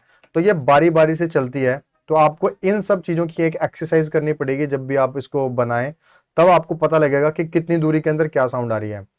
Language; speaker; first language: Hindi; native; Hindi